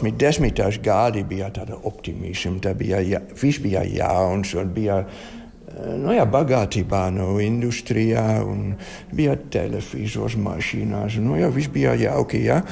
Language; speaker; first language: Latvian; non-native, learner; Dutch